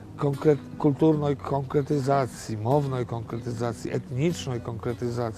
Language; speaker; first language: Polish; non-native, learner; Ukrainian